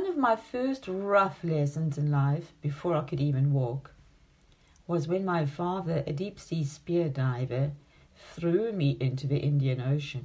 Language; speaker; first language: English; native; English